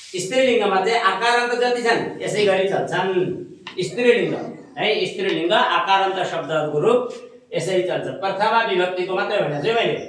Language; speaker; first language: Nepali; native; Nepali